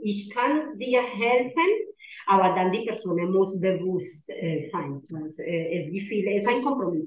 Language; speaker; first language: German; non-native, learner; Spanish